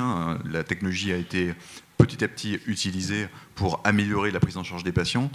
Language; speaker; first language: French; native; French